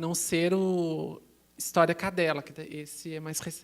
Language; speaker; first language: Portuguese; native; Portuguese